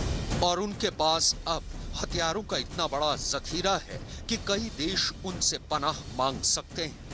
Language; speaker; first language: Hindi; native; Hindi